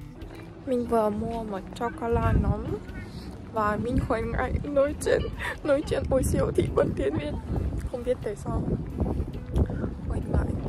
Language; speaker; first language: Vietnamese; non-native, learner; Russian